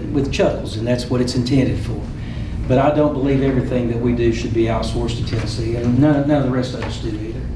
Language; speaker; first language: English; native; English